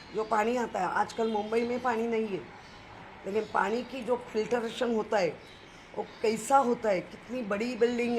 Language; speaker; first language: Hindi; non-native, local second language; Marathi